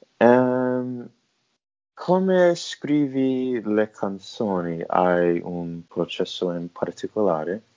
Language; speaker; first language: Italian; non-native, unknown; English